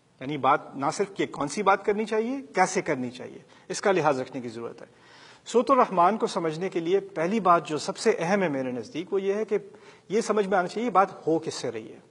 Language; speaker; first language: Urdu; early bilingual, heritage; Urdu